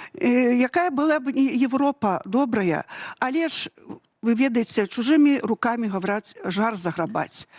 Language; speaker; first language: Belarusian; native; Belarusian